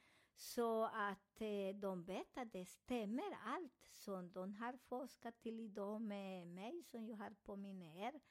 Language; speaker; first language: Swedish; non-native, fluent; Spanish